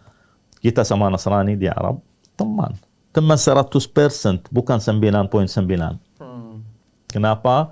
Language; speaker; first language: Indonesian; non-native, learner; Arabic